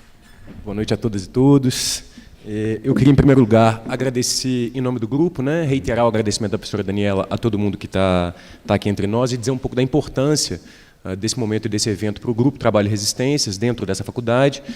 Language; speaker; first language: Portuguese; native; Portuguese